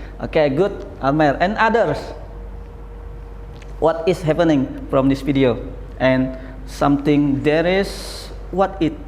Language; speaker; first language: English; non-native, learner; Indonesian